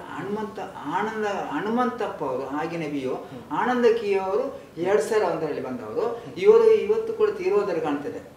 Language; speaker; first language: Kannada; non-native, local second language; Malayalam